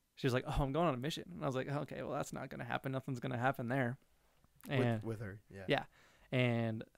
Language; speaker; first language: English; native; English